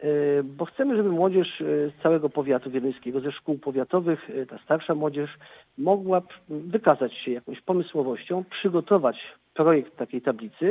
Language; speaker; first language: Polish; native; Polish